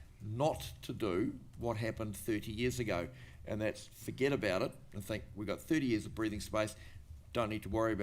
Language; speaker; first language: English; native; English